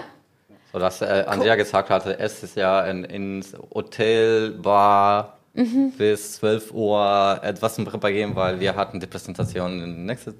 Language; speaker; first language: German; non-native, learner; Spanish